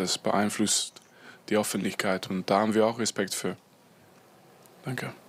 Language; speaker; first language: German; non-native, fluent; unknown